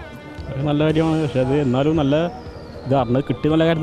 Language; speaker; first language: Malayalam; native; Malayalam